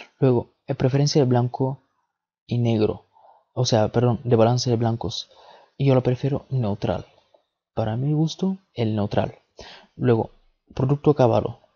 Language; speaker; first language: Spanish; early bilingual, other home language; Bulgarian